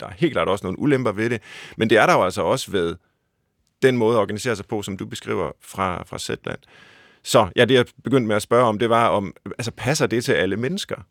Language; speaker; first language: Danish; native; Danish